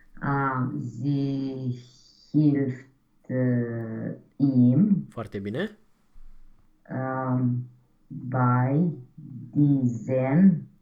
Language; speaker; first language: German; non-native, learner; Romanian